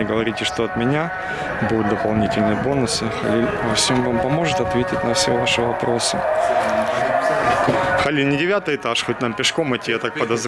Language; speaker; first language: Russian; native; Russian